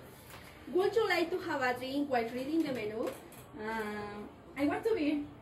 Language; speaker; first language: English; non-native, learner; Spanish